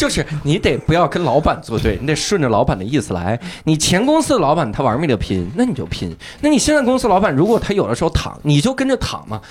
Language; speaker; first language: Chinese; native; Chinese